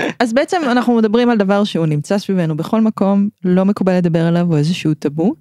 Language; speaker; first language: Hebrew; native; Hebrew